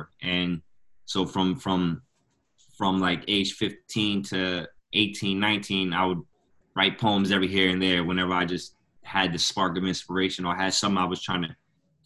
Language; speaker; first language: English; native; English